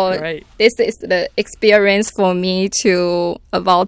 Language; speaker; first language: English; non-native, learner; Chinese